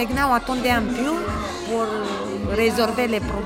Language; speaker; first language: French; non-native, learner; Romanian